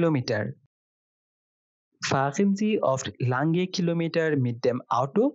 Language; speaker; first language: German; non-native, fluent; Bangla